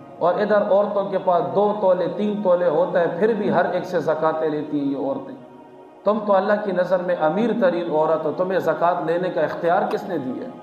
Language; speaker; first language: Urdu; non-native, local second language; Pashto